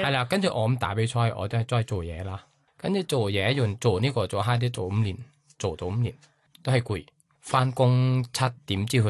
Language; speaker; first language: Cantonese; non-native, learner; Thai